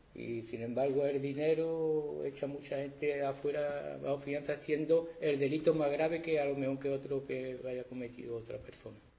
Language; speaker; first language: Spanish; native; Spanish